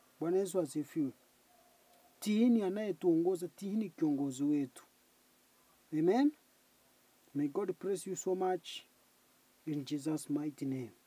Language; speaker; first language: Swahili; non-native, local second language; Gusii